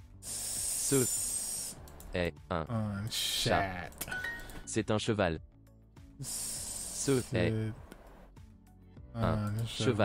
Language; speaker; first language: French; non-native, learner; English